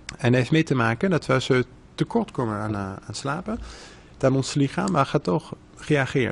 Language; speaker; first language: Dutch; non-native, fluent; French